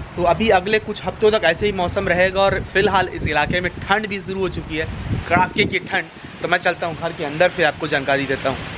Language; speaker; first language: Hindi; native; Hindi